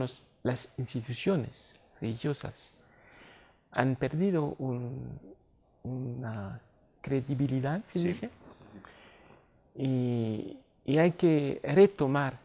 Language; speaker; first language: Spanish; non-native, fluent; French